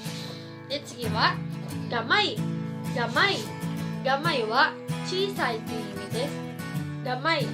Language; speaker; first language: Japanese; non-native, fluent; Filipino